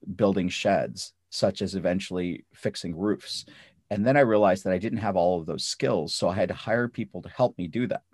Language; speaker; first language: English; early bilingual, other home language; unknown